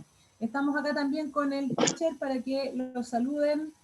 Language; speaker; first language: Spanish; native; Spanish